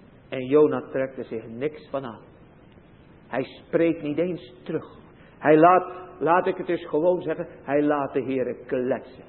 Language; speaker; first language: Dutch; native; Dutch